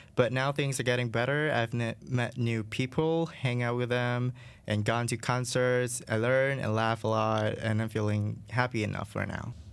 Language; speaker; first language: English; non-native, fluent; Vietnamese